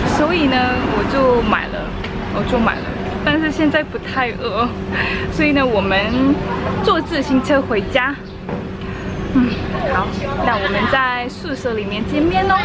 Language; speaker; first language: Chinese; non-native, fluent; Korean